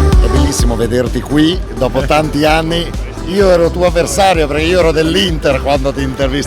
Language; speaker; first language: Italian; native; Italian